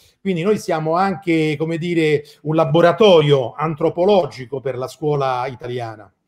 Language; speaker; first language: Italian; native; Italian